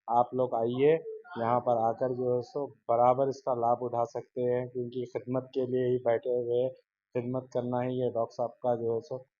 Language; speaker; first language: Hindi; non-native, local second language; Urdu